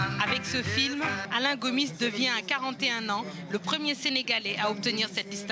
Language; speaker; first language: French; native; French